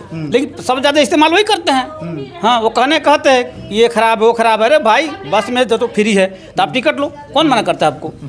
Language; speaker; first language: Hindi; native; Hindi